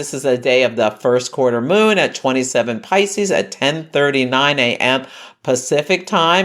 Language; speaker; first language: English; native; English